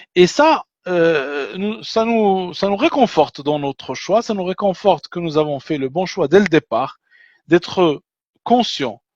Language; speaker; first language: French; non-native, local second language; Arabic